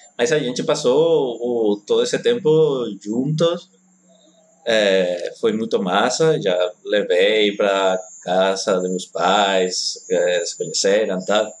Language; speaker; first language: Portuguese; non-native, fluent; Spanish